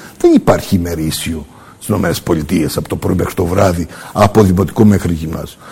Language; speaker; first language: Greek; early bilingual, heritage; Greek